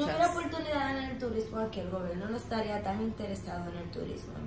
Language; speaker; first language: Spanish; native; Spanish